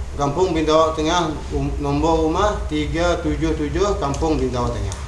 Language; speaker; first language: Malay; native; Malay